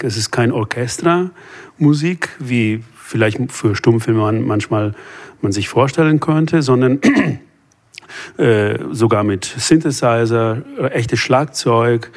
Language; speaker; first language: German; non-native, fluent; Italian